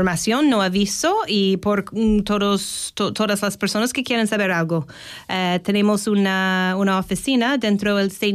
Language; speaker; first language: Spanish; non-native, learner; English